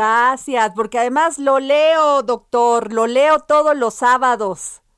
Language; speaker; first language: Spanish; native; Spanish